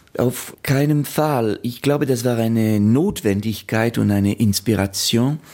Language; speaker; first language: German; non-native, fluent; French